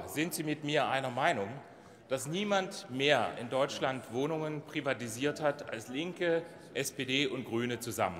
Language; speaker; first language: German; native; German